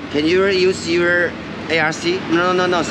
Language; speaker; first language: English; non-native, learner; Chinese